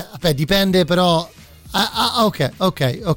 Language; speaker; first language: Italian; native; Italian